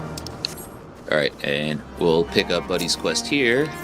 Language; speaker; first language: English; native; English